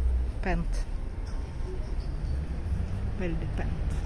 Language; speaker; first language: Norwegian; non-native, fluent; Russian